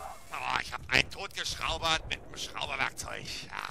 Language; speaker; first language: German; native; German